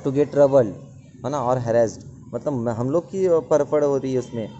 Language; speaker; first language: Hindi; non-native, local second language; Marathi